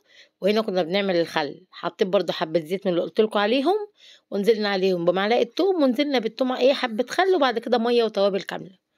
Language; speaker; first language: Arabic; native; Arabic